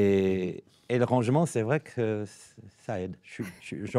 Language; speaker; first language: French; native; French